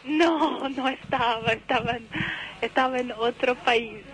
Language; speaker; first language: Spanish; non-native, learner; Portuguese